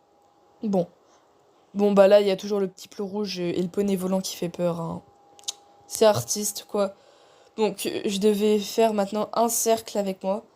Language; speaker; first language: French; native; French